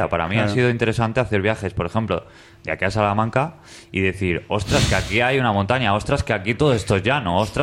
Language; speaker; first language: Spanish; native; Spanish